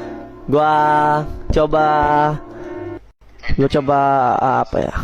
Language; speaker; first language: Indonesian; non-native, learner; Filipino